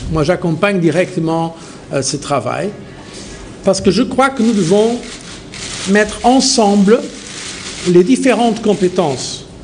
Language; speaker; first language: French; non-native, fluent; Portuguese